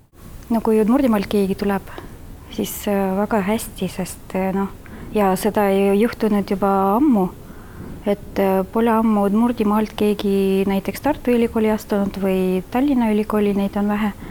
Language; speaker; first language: Estonian; non-native, fluent; Udmurt